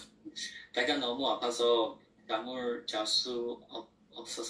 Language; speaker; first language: Korean; non-native, learner; Chinese